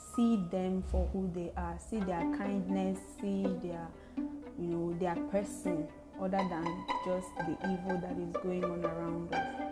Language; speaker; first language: English; non-native, local second language; Igbo